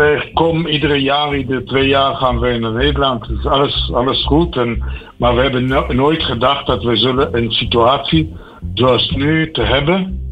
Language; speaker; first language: Dutch; non-native, learner; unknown